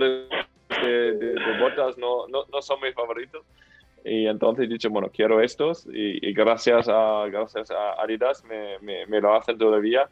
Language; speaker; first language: Spanish; non-native, fluent; German